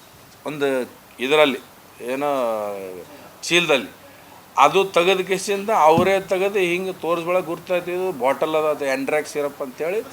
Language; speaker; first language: Kannada; native; Kannada